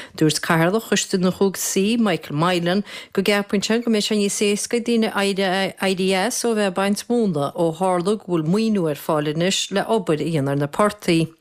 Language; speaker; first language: Irish; native; Irish